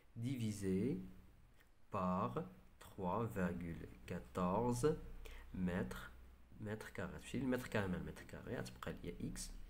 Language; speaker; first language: French; non-native, local second language; Arabic